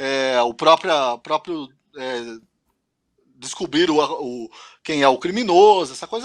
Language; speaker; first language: Portuguese; native; Portuguese